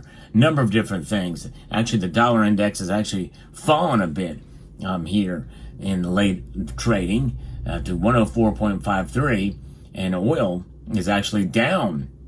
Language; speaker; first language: English; native; English